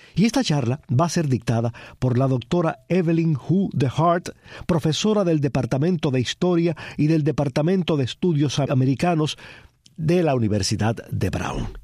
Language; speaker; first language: Spanish; early bilingual, heritage; Spanish